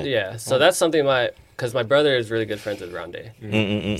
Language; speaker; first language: English; early bilingual, other home language; Chinese